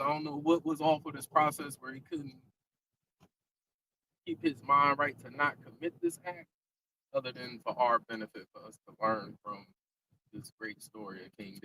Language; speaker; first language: English; native; English